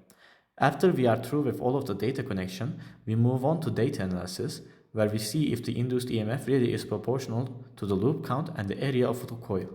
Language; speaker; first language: English; non-native, fluent; Turkish